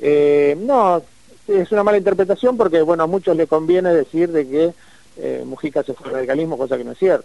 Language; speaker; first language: Spanish; native; Spanish